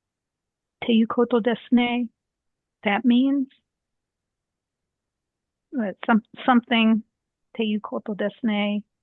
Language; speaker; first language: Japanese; non-native, learner; English